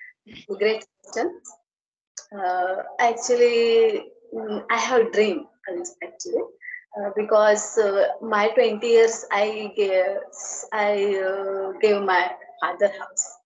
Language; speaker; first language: English; non-native, learner; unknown